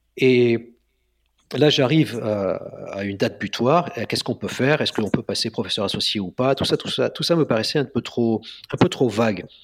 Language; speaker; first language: French; non-native, local second language; Arabic